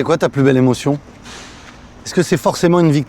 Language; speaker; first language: French; native; French